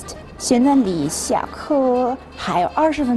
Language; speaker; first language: Chinese; non-native, fluent; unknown